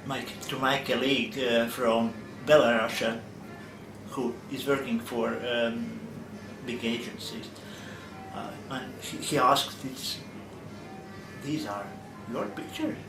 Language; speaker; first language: English; non-native, learner; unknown